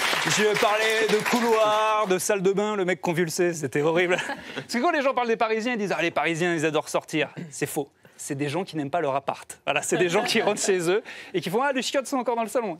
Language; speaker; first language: French; native; French